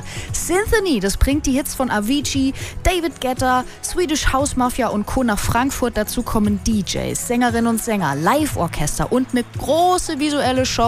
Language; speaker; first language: German; native; German